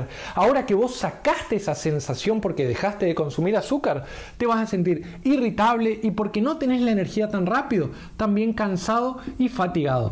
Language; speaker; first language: Spanish; native; Spanish